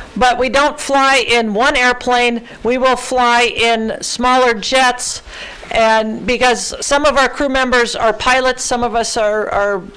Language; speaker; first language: English; early bilingual, other home language; Ukrainian